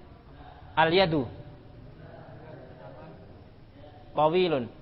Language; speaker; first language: Arabic; non-native, fluent; Indonesian